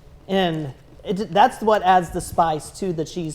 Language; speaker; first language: English; native; English